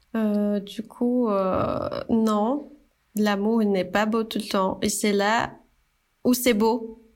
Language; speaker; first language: French; non-native, fluent; Portuguese